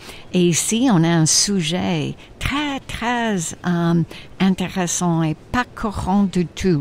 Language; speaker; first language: French; non-native, fluent; English